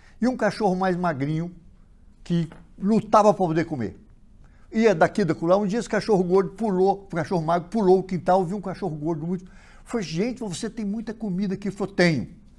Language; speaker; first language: Portuguese; native; Portuguese